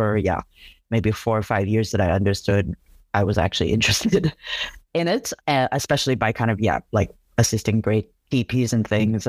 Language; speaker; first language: English; non-native, local second language; Cantonese